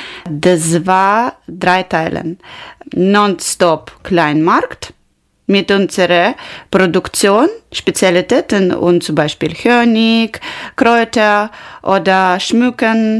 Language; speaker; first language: German; non-native, learner; Ukrainian